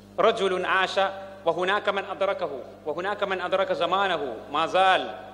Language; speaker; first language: Arabic; non-native, fluent; Malayalam